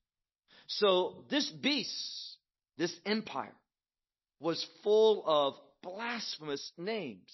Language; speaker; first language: English; native; English